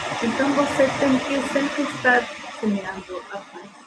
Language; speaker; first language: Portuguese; non-native, learner; Spanish